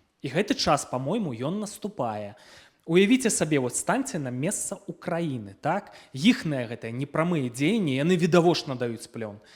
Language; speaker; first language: Belarusian; non-native, local second language; Russian